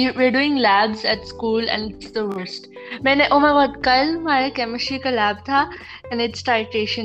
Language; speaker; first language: English; non-native, local second language; Urdu